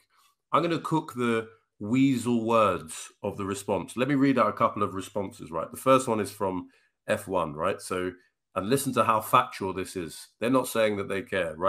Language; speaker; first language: English; native; English